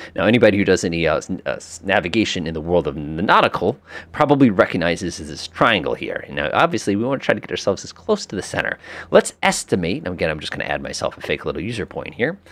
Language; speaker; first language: English; native; English